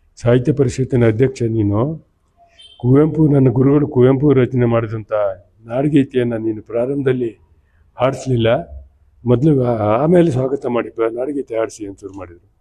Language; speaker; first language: Kannada; native; Kannada